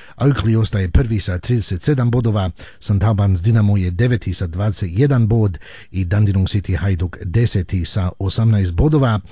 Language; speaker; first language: Croatian; early bilingual, heritage; Croatian